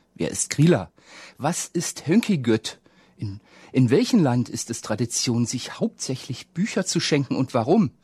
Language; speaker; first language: German; native; German